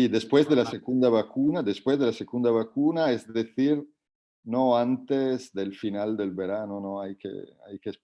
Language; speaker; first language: Spanish; non-native, fluent; Italian